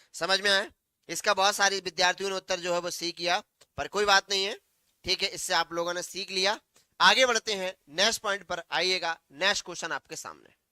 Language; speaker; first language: Hindi; native; Hindi